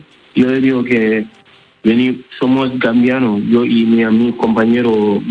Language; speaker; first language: Spanish; non-native, learner; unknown